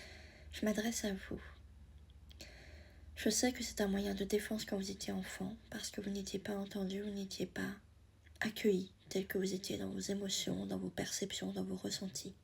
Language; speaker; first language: French; native; French